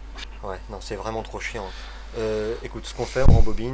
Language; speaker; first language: French; native; French